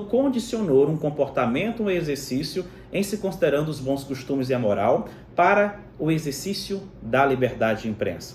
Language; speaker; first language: Portuguese; native; Portuguese